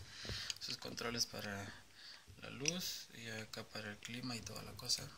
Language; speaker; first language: Spanish; native; Spanish